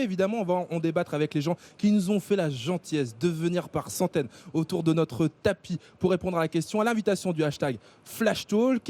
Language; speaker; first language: French; native; French